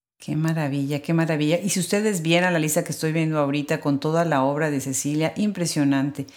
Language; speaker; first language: Spanish; native; Spanish